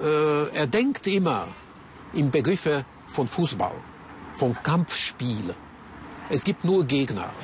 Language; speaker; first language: German; non-native, fluent; Hungarian